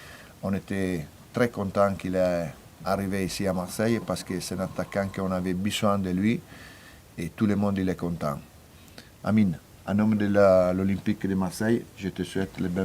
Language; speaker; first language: French; non-native, fluent; Italian